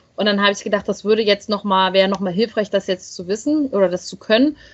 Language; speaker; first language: German; native; German